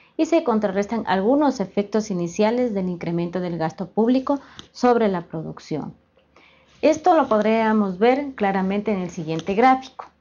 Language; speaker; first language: Spanish; native; Spanish